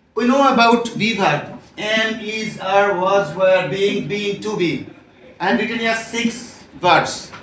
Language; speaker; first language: English; non-native, local second language; Bangla